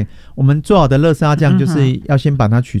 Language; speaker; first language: Chinese; native; Chinese